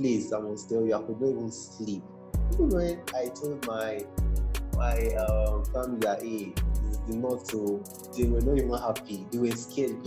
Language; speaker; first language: English; non-native, local second language; Igbo